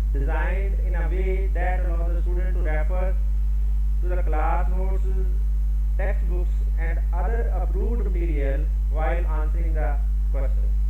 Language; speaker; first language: English; non-native, local second language; Punjabi